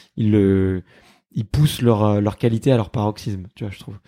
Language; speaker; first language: French; native; French